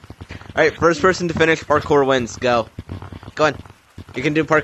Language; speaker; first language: English; native; English